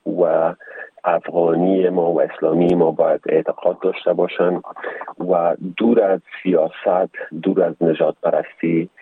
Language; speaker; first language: Persian; native; Persian